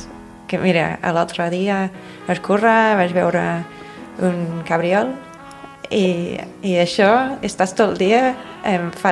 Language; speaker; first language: Catalan; non-native, fluent; English